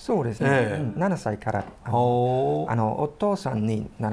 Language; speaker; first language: Japanese; non-native, fluent; English